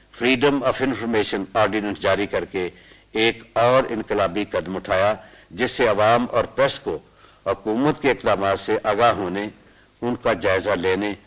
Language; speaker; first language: Urdu; non-native, local second language; Punjabi